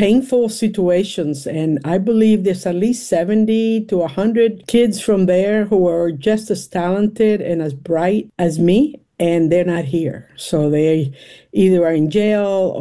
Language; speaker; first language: English; non-native, local second language; Spanish